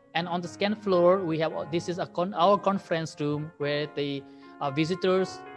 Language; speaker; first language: English; non-native, fluent; Burmese